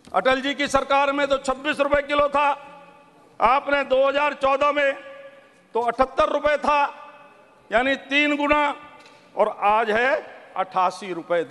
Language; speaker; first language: Hindi; native; Hindi